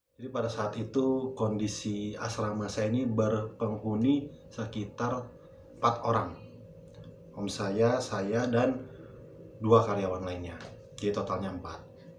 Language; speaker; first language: Indonesian; native; Indonesian